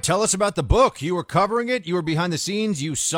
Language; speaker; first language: English; native; English